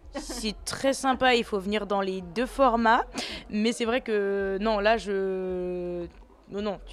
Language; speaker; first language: French; native; French